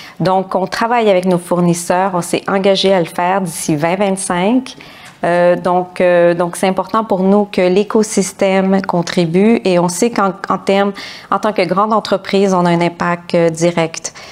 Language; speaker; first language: French; native; French